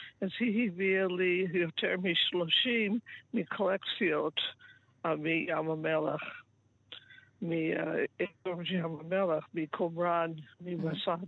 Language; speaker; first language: Hebrew; non-native, fluent; English